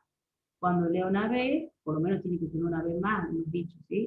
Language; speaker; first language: Spanish; native; Spanish